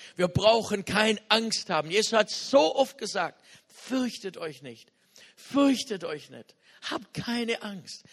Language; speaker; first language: German; non-native, fluent; English